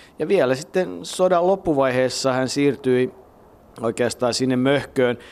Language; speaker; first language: Finnish; native; Finnish